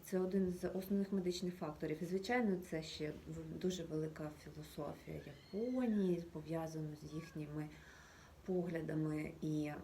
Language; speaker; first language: Ukrainian; native; Ukrainian